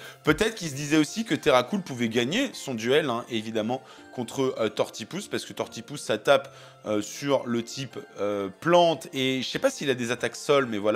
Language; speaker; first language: French; native; French